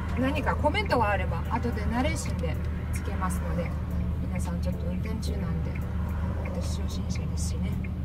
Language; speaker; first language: Japanese; non-native, fluent; Russian